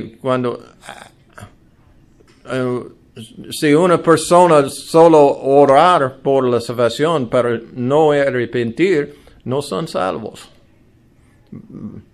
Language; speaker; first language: Spanish; non-native, learner; English